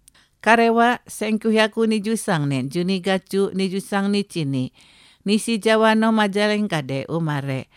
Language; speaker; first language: Japanese; non-native, fluent; Indonesian